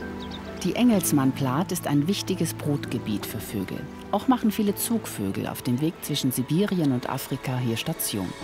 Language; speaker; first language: German; native; German